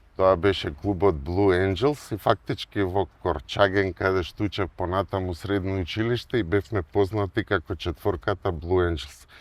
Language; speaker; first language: Macedonian; early bilingual, other home language; Hungarian